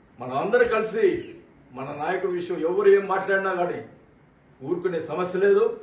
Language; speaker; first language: Telugu; native; Telugu